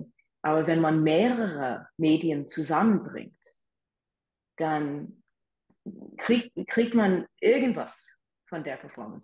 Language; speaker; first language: German; non-native, fluent; English